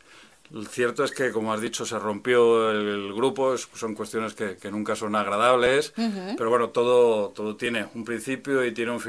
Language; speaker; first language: Spanish; native; Spanish